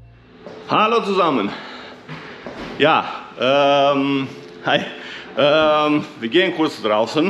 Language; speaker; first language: German; non-native, fluent; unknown